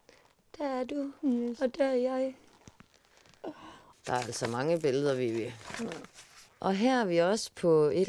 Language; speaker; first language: Danish; native; Danish